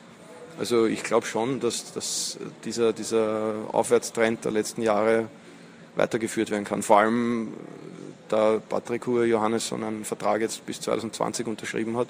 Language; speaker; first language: German; native; German